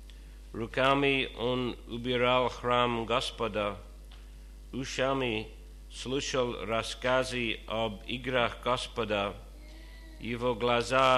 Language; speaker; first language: Russian; non-native, fluent; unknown